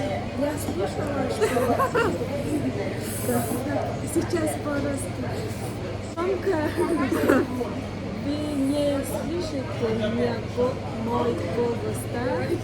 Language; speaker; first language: Russian; non-native, learner; Mongolian